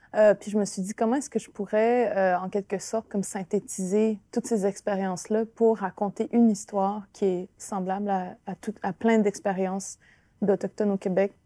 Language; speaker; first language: French; non-native, local second language; Innu-aimun